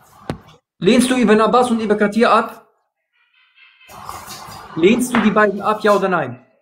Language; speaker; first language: German; native; German